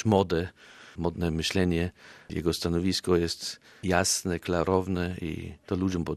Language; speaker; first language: Polish; non-native, fluent; German